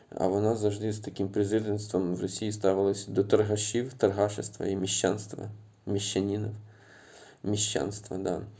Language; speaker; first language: Ukrainian; native; Ukrainian